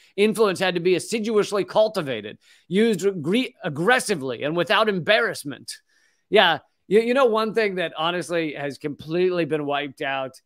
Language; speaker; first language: English; native; English